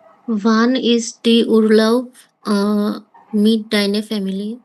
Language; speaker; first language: German; non-native, learner; Bangla